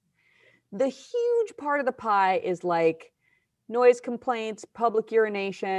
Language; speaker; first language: English; native; English